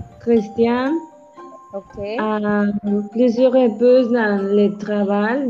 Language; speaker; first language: French; non-native, learner; Spanish